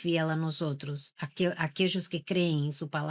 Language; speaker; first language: Spanish; non-native, learner; Portuguese